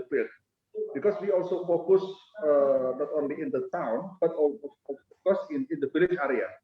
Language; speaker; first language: English; non-native, fluent; Indonesian